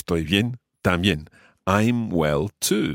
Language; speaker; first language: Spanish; non-native, fluent; English